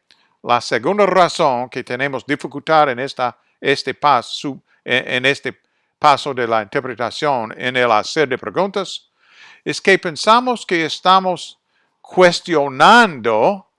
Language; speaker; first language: Spanish; non-native, fluent; English